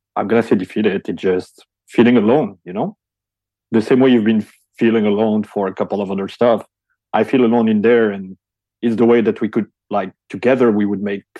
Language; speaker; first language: English; non-native, fluent; French